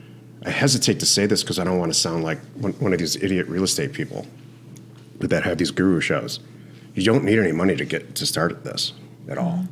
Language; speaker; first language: English; native; English